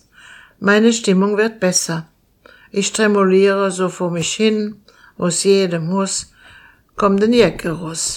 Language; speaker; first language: German; native; German